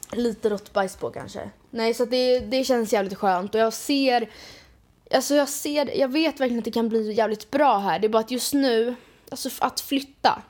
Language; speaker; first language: Swedish; native; Swedish